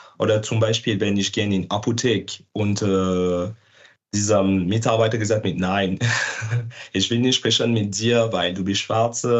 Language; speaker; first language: German; non-native, learner; French